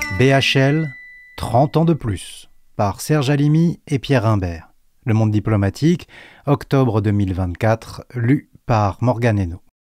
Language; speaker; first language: French; native; French